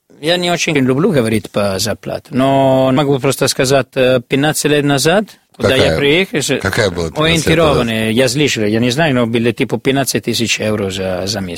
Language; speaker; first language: Russian; non-native, learner; Italian